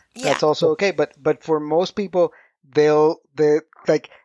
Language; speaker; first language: English; non-native, fluent; Spanish